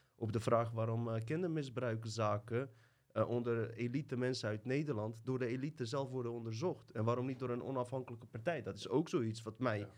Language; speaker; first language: Dutch; early bilingual, other home language; Bosnian